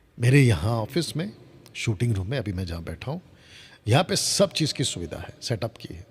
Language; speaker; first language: Hindi; non-native, local second language; Telugu